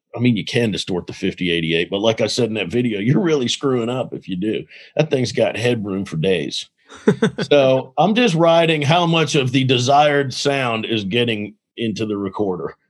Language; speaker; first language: English; native; English